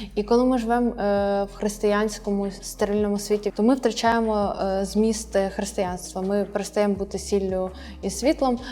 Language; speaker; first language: Ukrainian; non-native, local second language; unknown